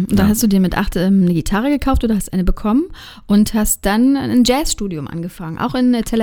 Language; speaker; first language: German; native; German